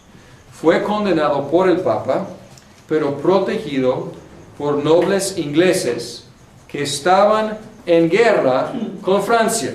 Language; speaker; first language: Spanish; non-native, fluent; English